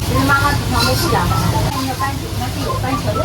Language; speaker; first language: Chinese; native; Chinese